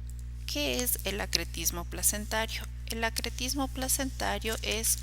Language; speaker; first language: Spanish; native; Spanish